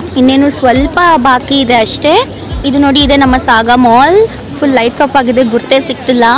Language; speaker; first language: Kannada; native; Kannada